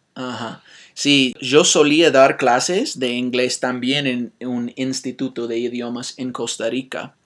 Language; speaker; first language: Spanish; non-native, fluent; English